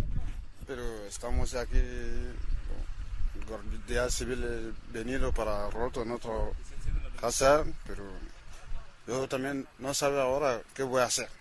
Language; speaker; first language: Spanish; non-native, learner; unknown